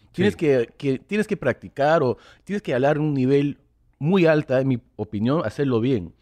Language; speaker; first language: Spanish; early bilingual, other home language; English